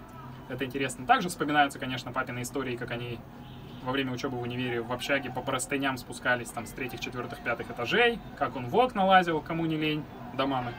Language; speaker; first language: Russian; native; Russian